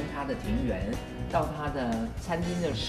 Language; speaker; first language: Chinese; native; Chinese